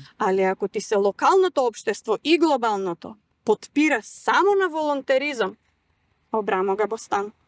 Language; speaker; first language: Macedonian; non-native, local second language; Serbian